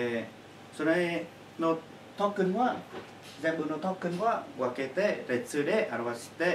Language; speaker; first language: Japanese; non-native, learner; Chinese